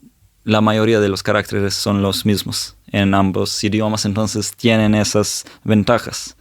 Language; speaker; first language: Spanish; non-native, fluent; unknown